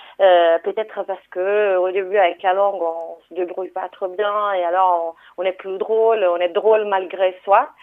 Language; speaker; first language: French; non-native, fluent; Italian